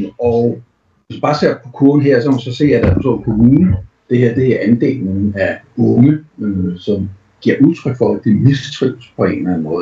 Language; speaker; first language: Danish; native; Danish